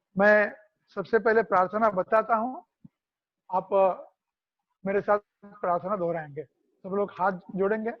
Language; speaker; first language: Hindi; non-native, local second language; Marathi